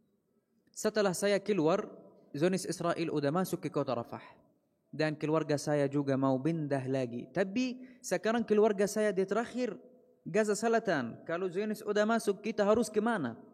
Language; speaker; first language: Indonesian; non-native, fluent; Arabic